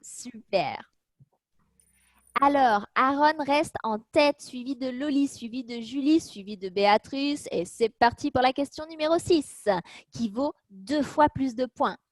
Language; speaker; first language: French; native; French